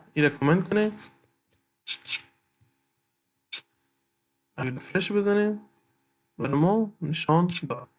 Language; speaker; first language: Persian; native; Persian